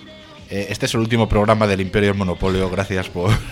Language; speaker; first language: Spanish; native; Spanish